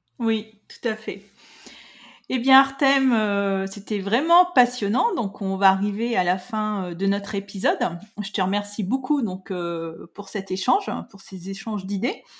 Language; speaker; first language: French; native; French